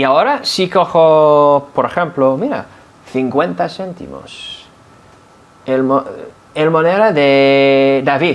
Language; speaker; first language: Spanish; non-native, fluent; English